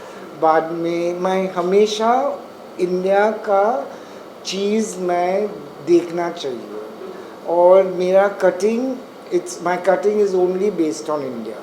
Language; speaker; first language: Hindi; non-native, local second language; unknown